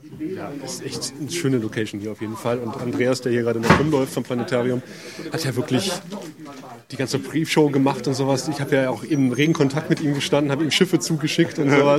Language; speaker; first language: German; native; German